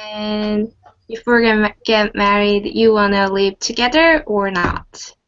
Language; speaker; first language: English; non-native, learner; Korean